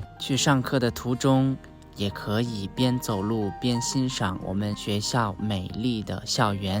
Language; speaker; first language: Chinese; non-native, fluent; Lao